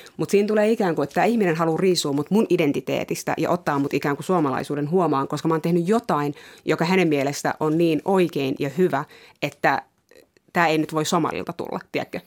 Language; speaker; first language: Finnish; early bilingual, other home language; Somali